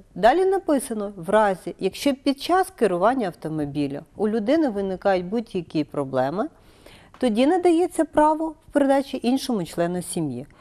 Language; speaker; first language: Ukrainian; native; Ukrainian